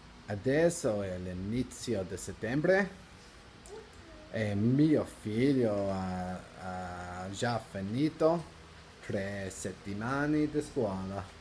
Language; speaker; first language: Italian; non-native, learner; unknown